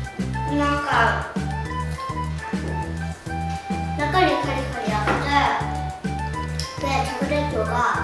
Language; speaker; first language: Japanese; early bilingual, heritage; Japanese